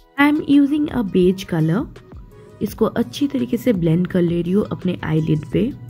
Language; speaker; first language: Hindi; non-native, local second language; Bangla